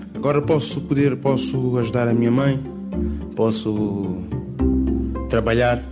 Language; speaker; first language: Portuguese; native; Portuguese